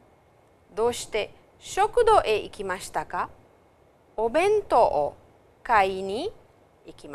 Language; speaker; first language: Japanese; non-native, fluent; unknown